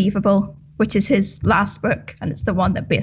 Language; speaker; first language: English; native; English